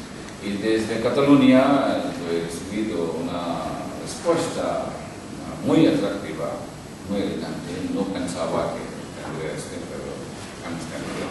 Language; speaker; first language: Spanish; non-native, local second language; Urdu